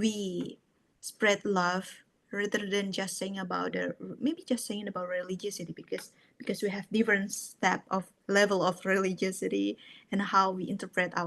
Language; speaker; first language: English; non-native, fluent; Indonesian